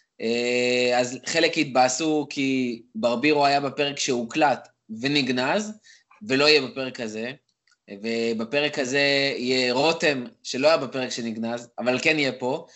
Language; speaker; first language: Hebrew; native; Hebrew